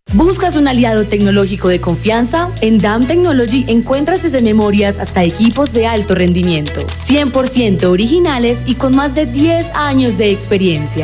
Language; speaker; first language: Spanish; native; Spanish